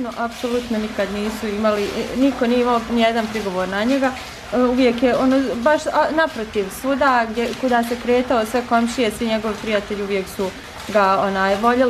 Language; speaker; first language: Bosnian; native; Bosnian